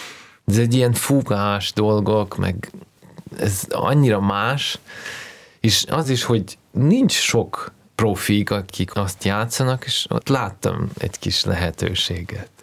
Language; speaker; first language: Hungarian; early bilingual, heritage; Hungarian